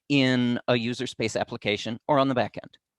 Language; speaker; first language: English; native; English